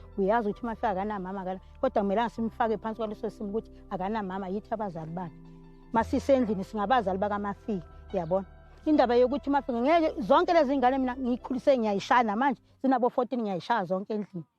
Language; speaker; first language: Zulu; native; Zulu